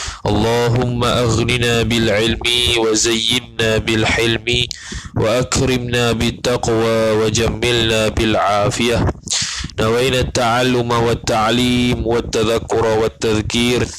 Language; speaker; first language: Arabic; non-native, fluent; Malay